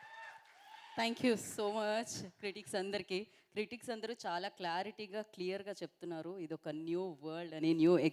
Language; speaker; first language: Telugu; native; Telugu